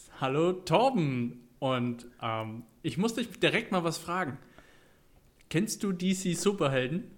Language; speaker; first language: German; native; German